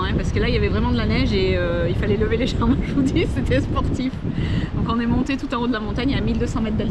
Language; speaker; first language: French; native; French